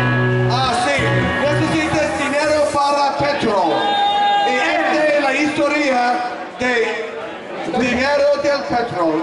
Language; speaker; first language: Spanish; non-native, learner; English